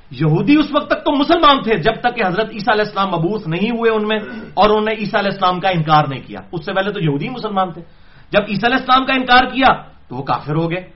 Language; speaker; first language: Urdu; non-native, local second language; Punjabi